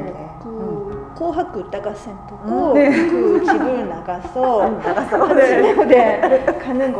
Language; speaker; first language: Korean; non-native, fluent; Japanese